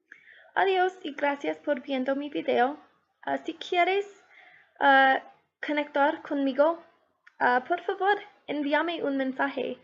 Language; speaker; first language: Spanish; non-native, learner; English